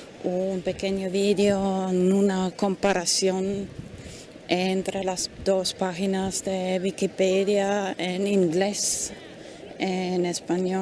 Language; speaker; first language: Spanish; non-native, fluent; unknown